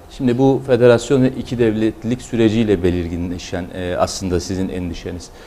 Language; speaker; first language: Turkish; native; Turkish